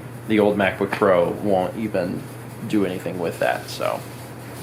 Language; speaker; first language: English; native; English